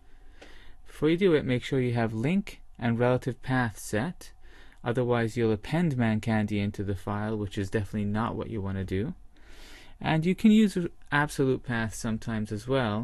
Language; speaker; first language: English; native; English